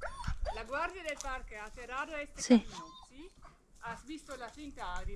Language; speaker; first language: Spanish; non-native, fluent; French